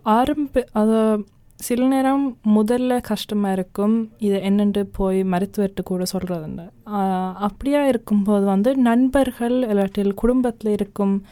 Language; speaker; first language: Tamil; early bilingual, heritage; Tamil